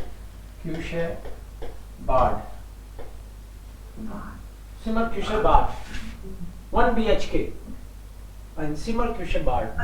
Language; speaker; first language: German; non-native, fluent; Hindi